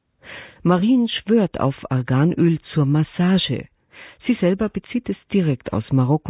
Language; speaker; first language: German; native; German